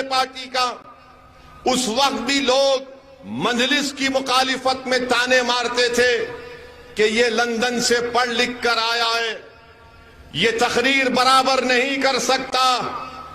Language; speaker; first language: Urdu; native; Urdu